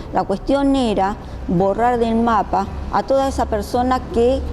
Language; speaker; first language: Spanish; early bilingual, other home language; Japanese